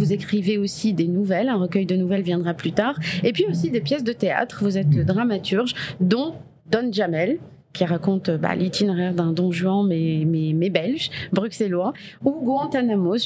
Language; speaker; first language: French; non-native, local second language; Arabic